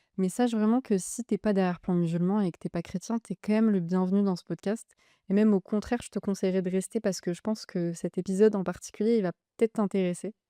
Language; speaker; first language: French; native; French